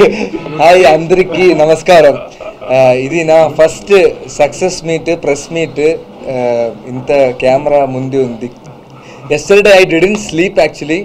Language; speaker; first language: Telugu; non-native, learner; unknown